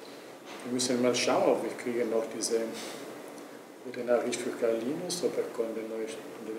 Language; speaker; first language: German; non-native, local second language; Italian